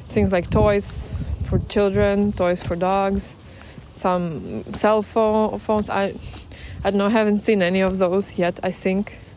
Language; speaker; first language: English; non-native, fluent; Ukrainian